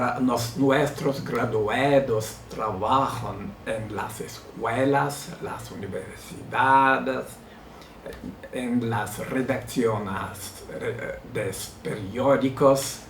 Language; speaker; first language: Spanish; non-native, learner; Russian